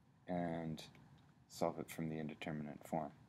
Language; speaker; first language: English; native; English